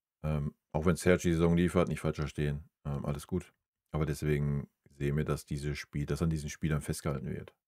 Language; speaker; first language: German; native; German